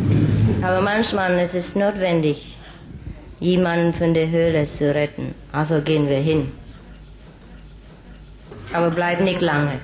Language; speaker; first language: German; non-native, fluent; Vietnamese